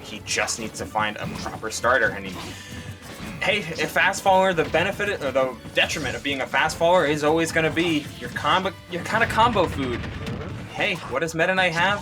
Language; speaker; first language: English; native; English